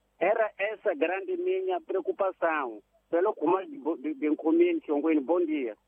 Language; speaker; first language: Portuguese; non-native, local second language; Tsonga